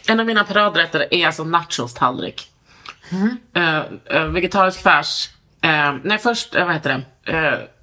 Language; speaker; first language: Swedish; native; Swedish